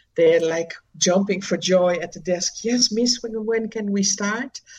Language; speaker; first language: English; non-native, fluent; Dutch